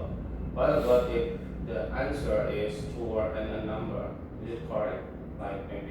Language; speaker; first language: English; non-native, learner; Indonesian